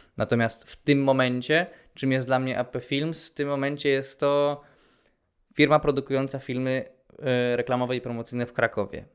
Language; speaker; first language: Polish; native; Polish